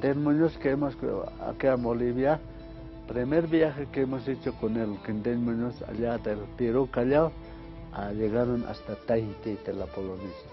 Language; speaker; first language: Spanish; non-native, local second language; Aymara